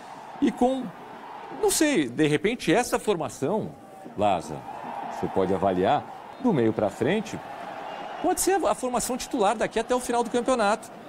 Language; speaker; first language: Portuguese; native; Portuguese